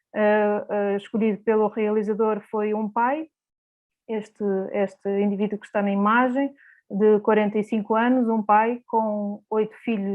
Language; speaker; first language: Portuguese; native; Portuguese